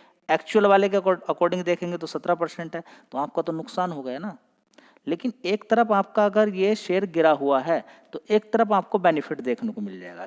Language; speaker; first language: Hindi; native; Hindi